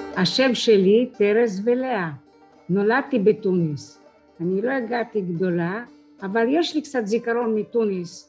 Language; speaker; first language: Hebrew; early bilingual, other home language; French